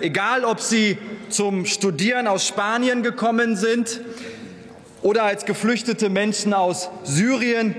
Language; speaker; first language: German; early bilingual, other home language; Turkish